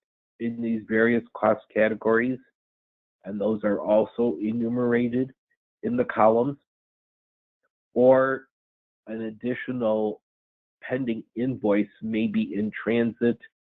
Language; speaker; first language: English; native; English